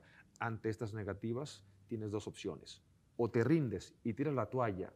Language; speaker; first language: Spanish; native; Spanish